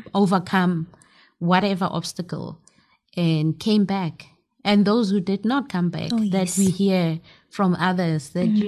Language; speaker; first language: English; non-native, local second language; Southern Sotho